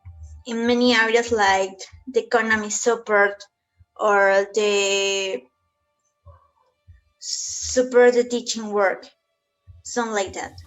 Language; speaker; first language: English; non-native, learner; Spanish